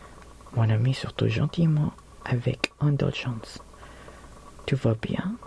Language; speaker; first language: French; non-native, learner; Filipino